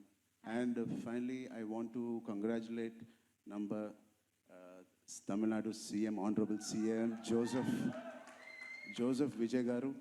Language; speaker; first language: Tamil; non-native, local second language; Telugu